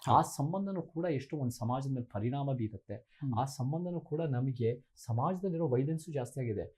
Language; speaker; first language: Kannada; early bilingual, heritage; Kannada